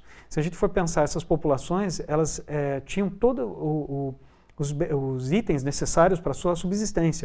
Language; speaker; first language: Portuguese; native; Portuguese